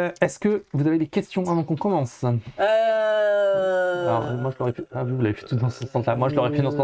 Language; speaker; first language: French; native; French